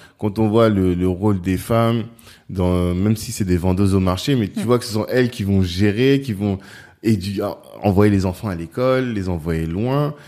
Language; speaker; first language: French; native; French